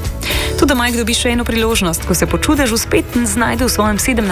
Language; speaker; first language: Slovenian; native; Slovenian